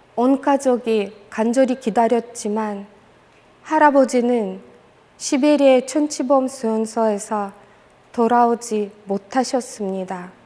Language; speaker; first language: Korean; non-native, fluent; Russian